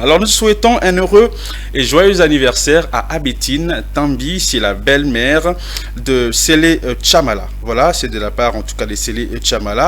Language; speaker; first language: French; non-native, local second language; Lingala